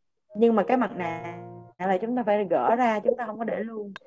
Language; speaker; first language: Vietnamese; native; Vietnamese